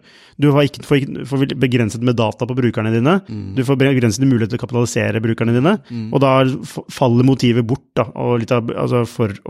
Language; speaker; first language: Norwegian; native; Norwegian